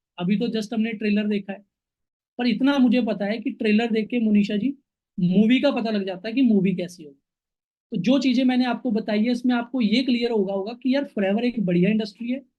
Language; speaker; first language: Hindi; native; Hindi